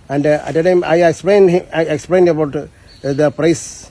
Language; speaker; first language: English; non-native, local second language; Malayalam